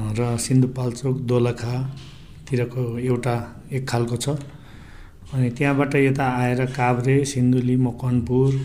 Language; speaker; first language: Nepali; non-native, local second language; Eastern Tamang